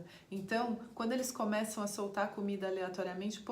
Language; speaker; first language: Portuguese; native; Portuguese